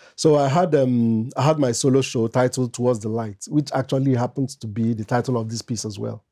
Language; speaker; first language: English; non-native, local second language; Igbo